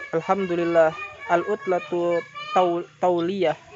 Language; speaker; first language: Arabic; non-native, learner; Indonesian